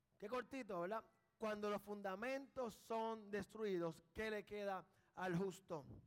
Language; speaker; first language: Spanish; early bilingual, heritage; Spanish